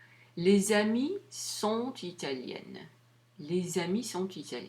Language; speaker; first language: French; non-native, fluent; English